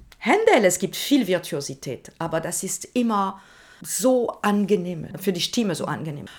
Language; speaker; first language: German; non-native, learner; French